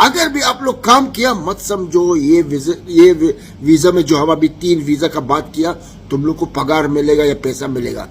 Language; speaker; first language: Hindi; non-native, learner; Arabic